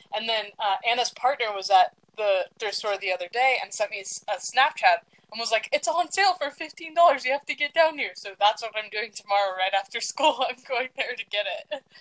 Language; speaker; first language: English; early bilingual, other home language; Greek